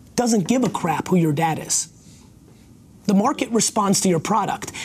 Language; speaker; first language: English; early bilingual, other home language; Russian